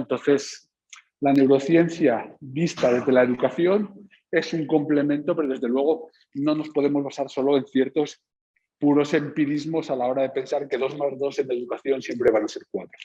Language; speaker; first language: Spanish; native; Spanish